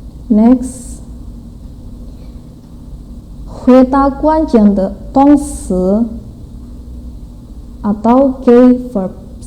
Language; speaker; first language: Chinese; non-native, fluent; Indonesian